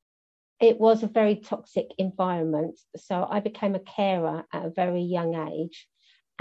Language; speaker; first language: English; native; English